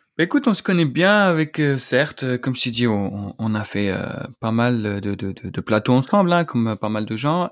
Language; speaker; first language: French; non-native, local second language; Arabic